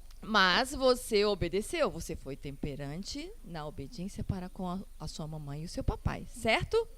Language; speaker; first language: Portuguese; non-native, learner; Spanish